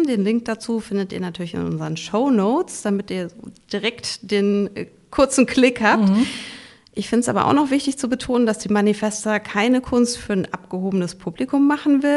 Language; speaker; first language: German; native; German